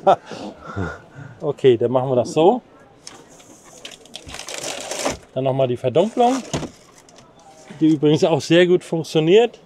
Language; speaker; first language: German; native; German